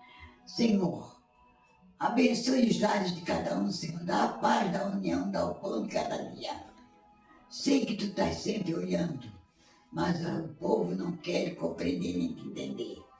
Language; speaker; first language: Portuguese; native; Portuguese